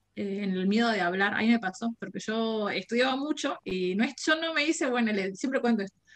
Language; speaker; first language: Spanish; native; Spanish